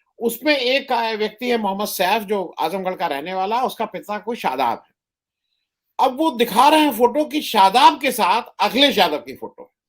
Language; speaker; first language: Hindi; native; Hindi